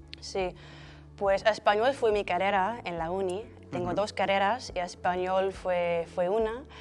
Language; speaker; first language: Spanish; non-native, fluent; English